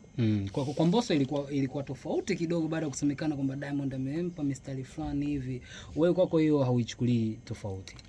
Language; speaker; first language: Swahili; native; Swahili